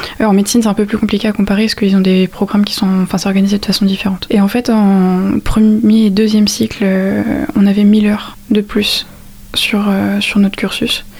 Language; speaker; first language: French; native; French